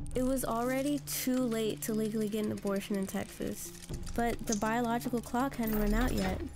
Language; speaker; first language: English; native; English